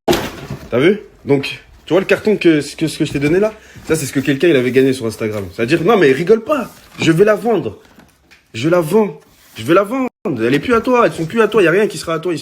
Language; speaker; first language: French; native; French